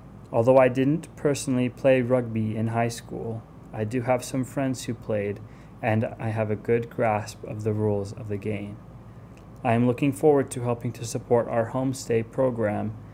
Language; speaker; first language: English; native; English